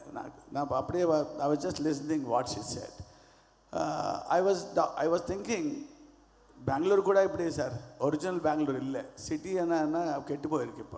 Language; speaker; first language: Tamil; non-native, learner; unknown